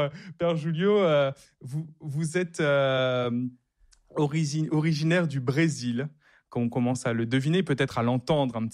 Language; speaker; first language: French; native; French